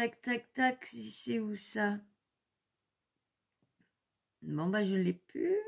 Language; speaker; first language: French; native; French